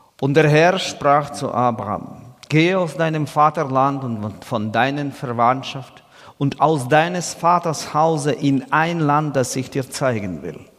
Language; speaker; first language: German; non-native, fluent; Russian